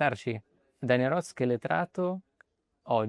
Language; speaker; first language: Italian; native; Italian